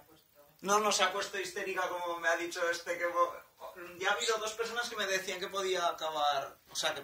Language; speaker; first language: Spanish; native; Spanish